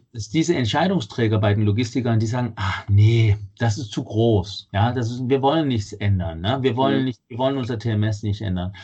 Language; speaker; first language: German; non-native, fluent; Danish